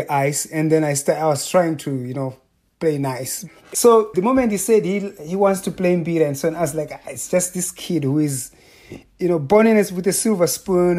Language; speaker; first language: English; non-native, local second language; Shona